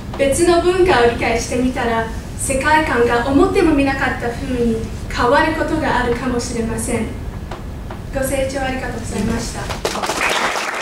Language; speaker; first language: Japanese; non-native, fluent; English